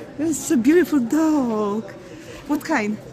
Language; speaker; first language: English; non-native, fluent; Polish